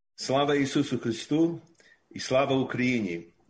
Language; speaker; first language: Ukrainian; early bilingual, heritage; Ukrainian